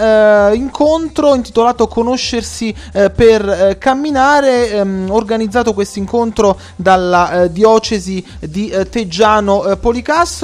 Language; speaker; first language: Italian; native; Italian